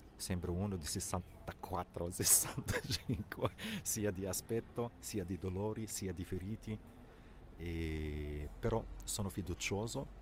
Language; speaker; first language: Italian; non-native, fluent; Arabic